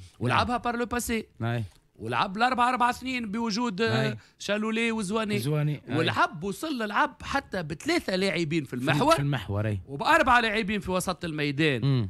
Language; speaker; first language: Arabic; native; Arabic